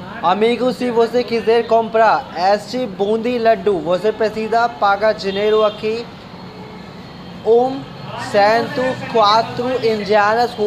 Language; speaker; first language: Portuguese; non-native, learner; Hindi